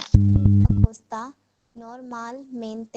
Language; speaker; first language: Spanish; non-native, learner; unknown